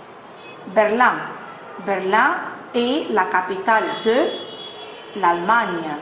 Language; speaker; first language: French; non-native, fluent; Arabic